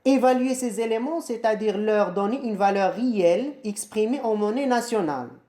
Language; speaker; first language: French; non-native, local second language; Arabic